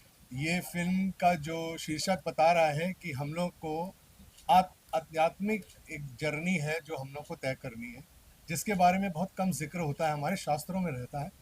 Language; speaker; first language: Hindi; native; Hindi